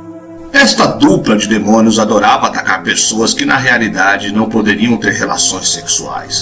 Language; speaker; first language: Portuguese; native; Portuguese